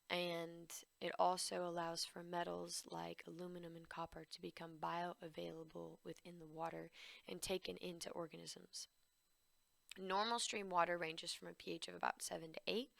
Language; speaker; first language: English; native; English